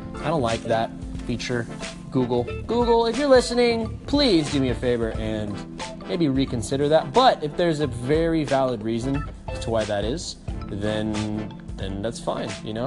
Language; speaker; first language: English; early bilingual, other home language; Spanish